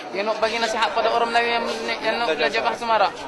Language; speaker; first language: Malay; non-native, fluent; Arabic